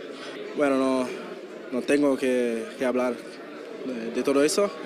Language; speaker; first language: Spanish; non-native, learner; Portuguese